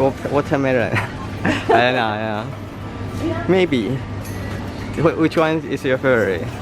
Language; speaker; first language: English; non-native, learner; Chinese